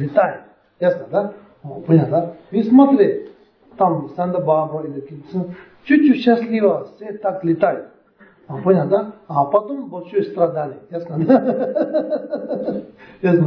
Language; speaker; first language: Russian; non-native, learner; Tibetan